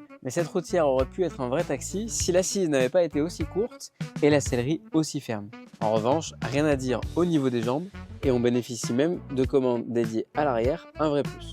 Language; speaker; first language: French; native; French